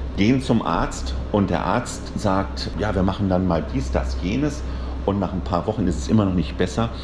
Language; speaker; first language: German; native; German